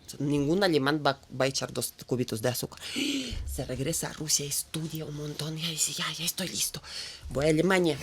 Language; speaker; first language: Spanish; non-native, fluent; Russian